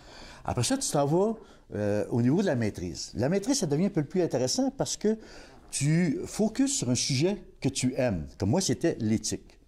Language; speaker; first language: French; native; French